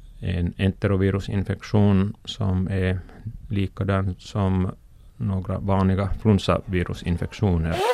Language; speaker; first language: Swedish; non-native, local second language; Finnish